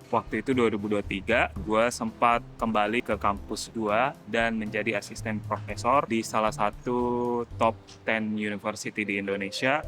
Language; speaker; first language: Indonesian; native; Indonesian